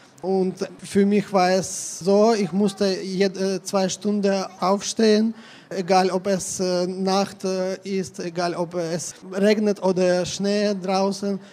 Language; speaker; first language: German; non-native, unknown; Ukrainian